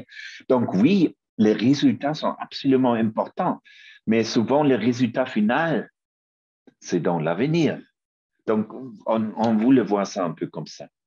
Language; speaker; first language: French; non-native, fluent; German